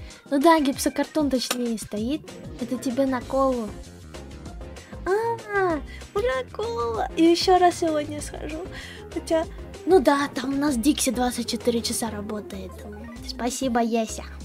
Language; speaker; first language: Russian; native; Russian